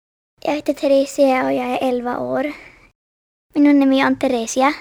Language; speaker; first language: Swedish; early bilingual, other home language; Finnish